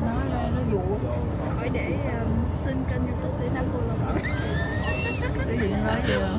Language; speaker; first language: Vietnamese; native; Vietnamese